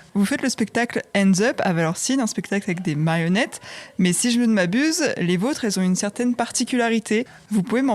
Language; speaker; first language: French; native; French